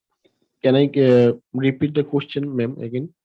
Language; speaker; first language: English; non-native, learner; Bangla